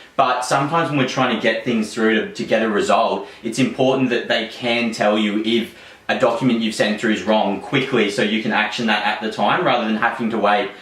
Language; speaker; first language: English; native; English